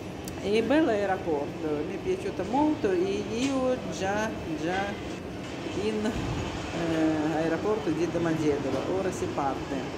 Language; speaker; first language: Italian; non-native, learner; Russian